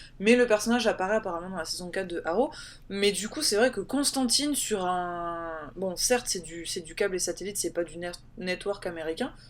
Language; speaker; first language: French; native; French